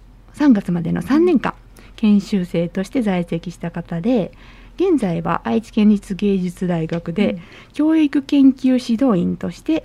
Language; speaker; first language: Japanese; native; Japanese